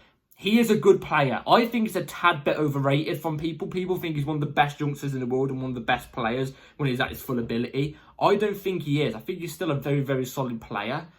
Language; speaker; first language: English; native; English